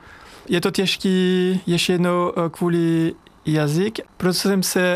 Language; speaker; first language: Czech; non-native, fluent; French